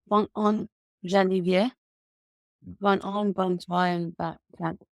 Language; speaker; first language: French; non-native, learner; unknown